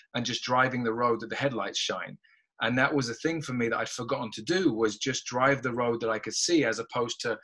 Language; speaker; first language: English; native; English